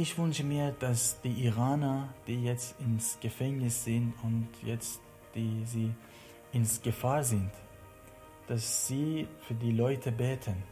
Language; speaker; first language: German; non-native, learner; Persian